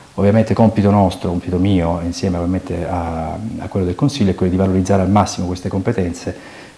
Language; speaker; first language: Italian; native; Italian